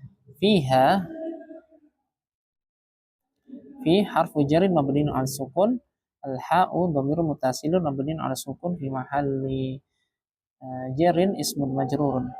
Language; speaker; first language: Arabic; non-native, fluent; Indonesian